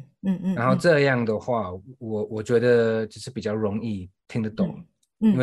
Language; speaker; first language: Chinese; non-native, fluent; English